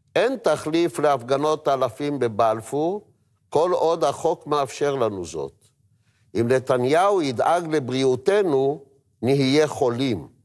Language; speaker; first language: Hebrew; native; Hebrew